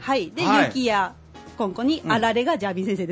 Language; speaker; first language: Japanese; native; Japanese